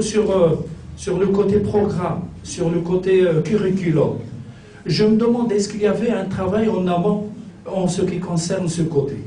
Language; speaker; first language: French; non-native, local second language; Arabic